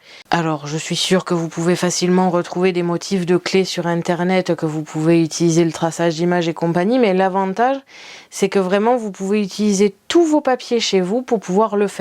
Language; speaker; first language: French; native; French